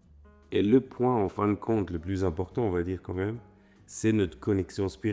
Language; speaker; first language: French; native; French